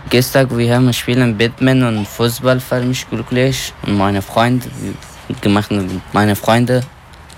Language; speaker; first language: German; non-native, learner; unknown